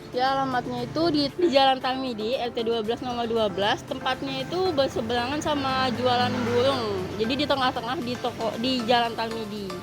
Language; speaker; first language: Indonesian; native; Indonesian